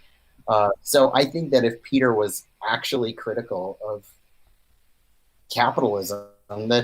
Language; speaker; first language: English; native; English